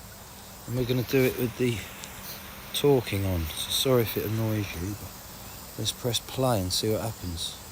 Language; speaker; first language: English; native; English